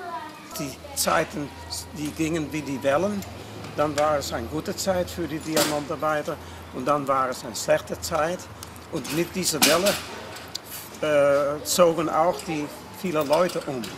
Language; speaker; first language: German; non-native, fluent; Dutch